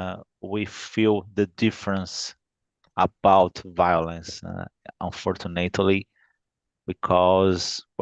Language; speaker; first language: English; non-native, fluent; Portuguese